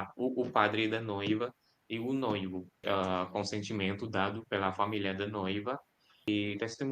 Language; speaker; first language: Portuguese; non-native, fluent; Indonesian